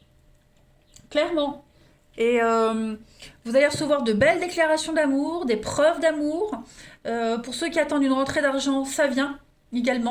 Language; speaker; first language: French; native; French